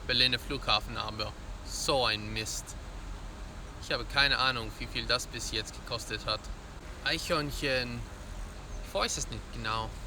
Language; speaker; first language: German; non-native, fluent; English